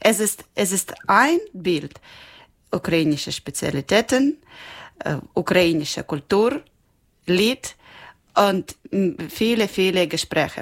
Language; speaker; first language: German; non-native, learner; Ukrainian